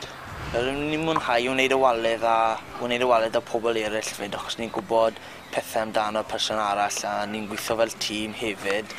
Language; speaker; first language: Welsh; native; Welsh